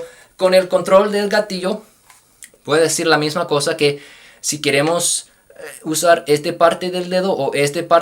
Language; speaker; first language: Spanish; non-native, fluent; English